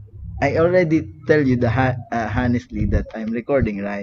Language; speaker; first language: English; non-native, learner; Filipino